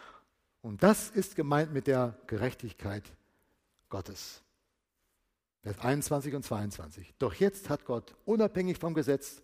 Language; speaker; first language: German; native; German